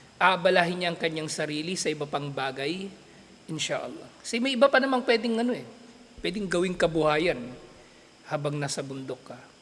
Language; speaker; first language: Filipino; native; Filipino